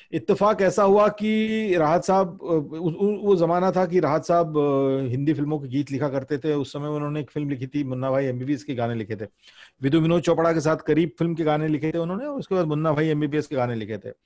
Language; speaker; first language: Hindi; native; Hindi